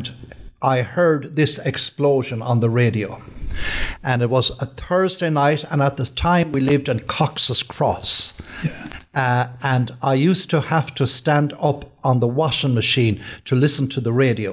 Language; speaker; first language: English; native; English